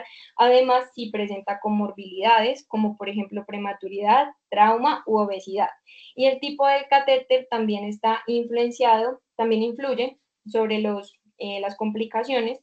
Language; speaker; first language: Spanish; native; Spanish